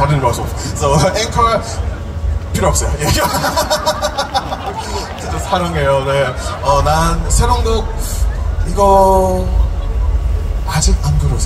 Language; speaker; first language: Korean; non-native, learner; English